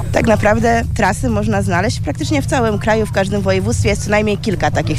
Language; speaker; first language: Polish; native; Polish